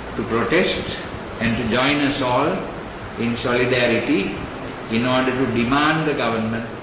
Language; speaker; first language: English; non-native, local second language; Sinhala